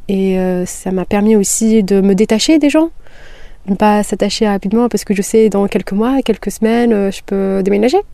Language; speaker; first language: French; non-native, local second language; Kabyle